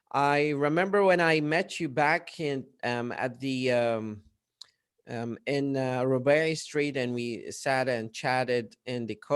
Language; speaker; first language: English; non-native, fluent; Arabic